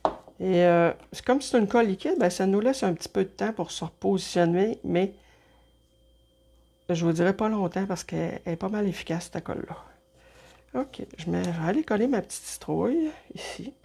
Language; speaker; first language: French; native; French